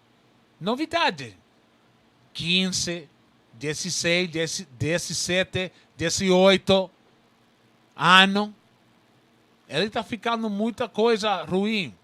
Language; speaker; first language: Portuguese; non-native, learner; Spanish